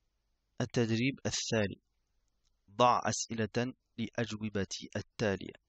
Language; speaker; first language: Arabic; non-native, fluent; French